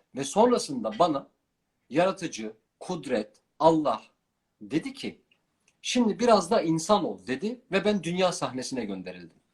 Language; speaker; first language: Turkish; non-native, local second language; Kurdish